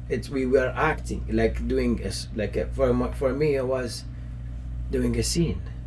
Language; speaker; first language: English; non-native, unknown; Arabic